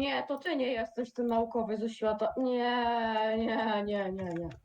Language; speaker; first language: Polish; native; Polish